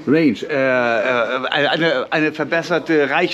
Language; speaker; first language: German; native; German